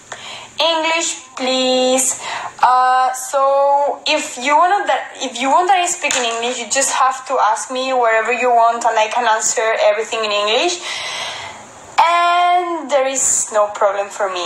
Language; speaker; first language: English; non-native, fluent; Spanish